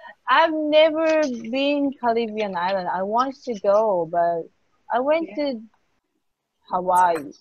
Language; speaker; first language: English; non-native, fluent; Japanese